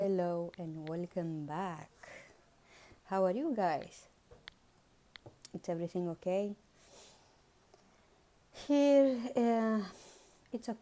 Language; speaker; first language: English; non-native, learner; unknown